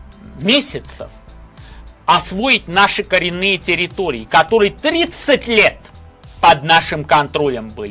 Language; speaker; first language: Russian; non-native, local second language; Armenian